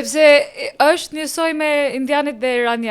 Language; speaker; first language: Albanian; non-native, learner; English